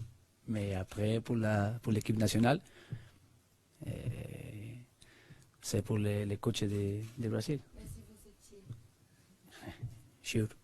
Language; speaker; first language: French; non-native, learner; Spanish